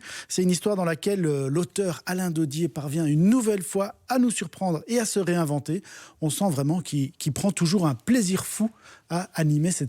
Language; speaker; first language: French; native; French